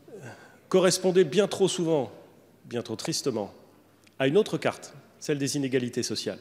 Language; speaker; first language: French; native; French